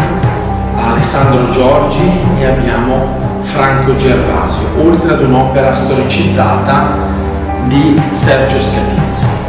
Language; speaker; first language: Italian; native; Italian